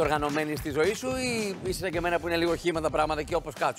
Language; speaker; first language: Greek; native; Greek